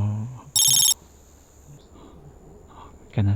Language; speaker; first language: Japanese; non-native, learner; French